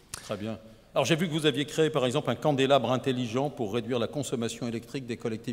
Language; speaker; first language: French; native; French